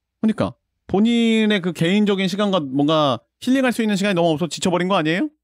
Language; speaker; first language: Korean; native; Korean